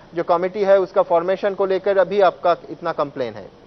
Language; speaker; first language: Hindi; non-native, local second language; Bangla